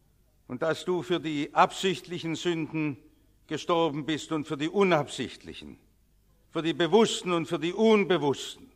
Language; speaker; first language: German; native; German